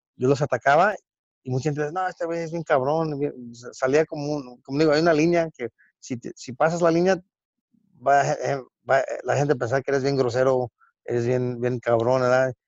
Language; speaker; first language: Spanish; early bilingual, heritage; Spanish